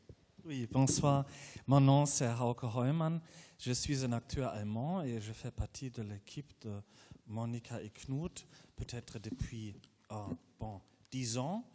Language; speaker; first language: French; non-native, learner; German